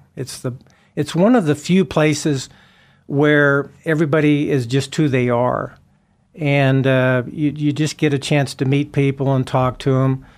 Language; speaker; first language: English; native; English